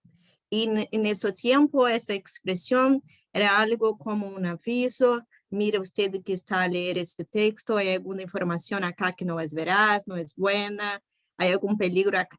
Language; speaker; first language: Spanish; non-native, fluent; Portuguese